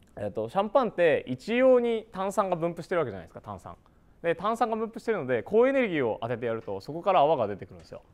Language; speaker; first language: Japanese; native; Japanese